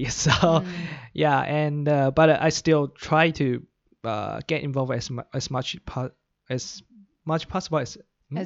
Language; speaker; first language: English; non-native, fluent; Chinese